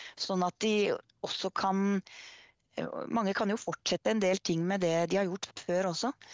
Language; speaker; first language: Norwegian; native; Norwegian